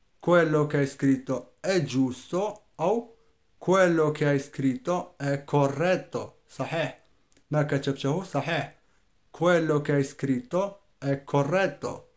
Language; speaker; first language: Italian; non-native, fluent; Arabic